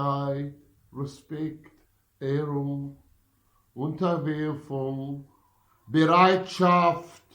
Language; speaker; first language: German; non-native, fluent; Arabic